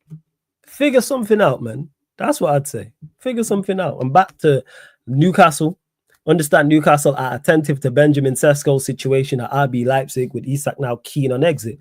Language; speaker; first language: English; native; English